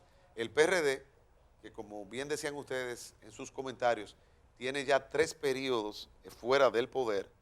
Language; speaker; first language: Spanish; native; Spanish